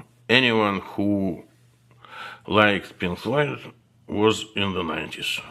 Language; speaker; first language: English; non-native, fluent; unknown